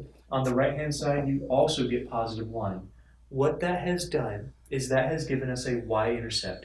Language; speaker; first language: English; native; English